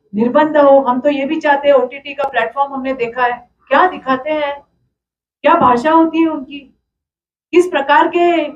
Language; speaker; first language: Hindi; non-native, local second language; Marathi